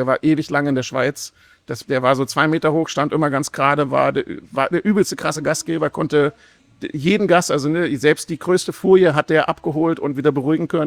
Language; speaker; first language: German; native; German